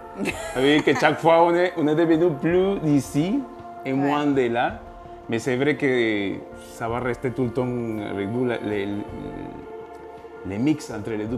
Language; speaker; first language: French; non-native, fluent; Spanish